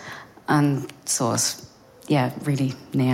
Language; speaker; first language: German; non-native, fluent; English